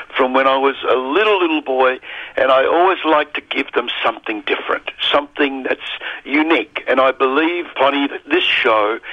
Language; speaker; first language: English; early bilingual, other home language; Italian